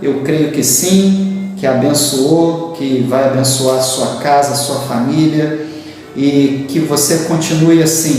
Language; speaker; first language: Portuguese; native; Portuguese